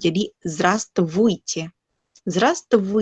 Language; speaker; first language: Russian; non-native, fluent; Indonesian